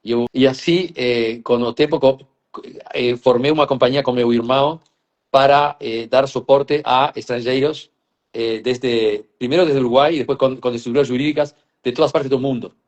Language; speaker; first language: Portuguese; non-native, fluent; Spanish